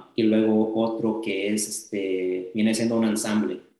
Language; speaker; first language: Spanish; early bilingual, heritage; Spanish